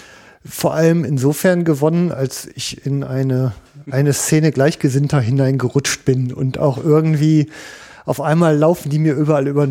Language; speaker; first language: German; native; German